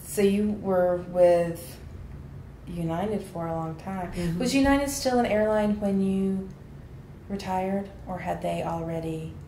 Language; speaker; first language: English; native; English